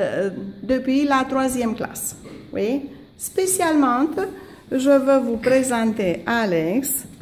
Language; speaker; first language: French; non-native, fluent; Romanian